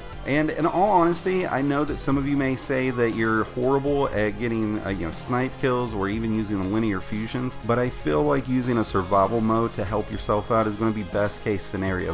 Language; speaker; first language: English; native; English